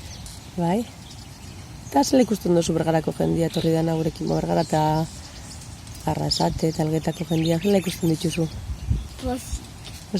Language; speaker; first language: Basque; native; Basque